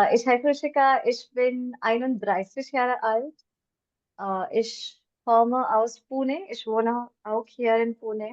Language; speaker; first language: German; non-native, fluent; Marathi